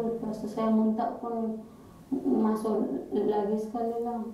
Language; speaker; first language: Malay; non-native, learner; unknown